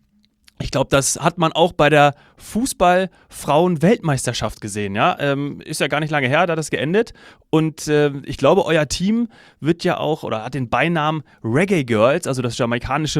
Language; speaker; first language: German; native; German